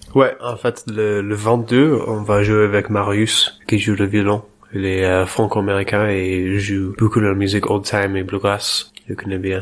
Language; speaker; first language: French; non-native, learner; English